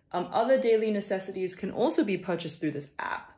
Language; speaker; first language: English; non-native, local second language; Cantonese